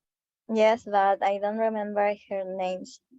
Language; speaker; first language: English; non-native, learner; Spanish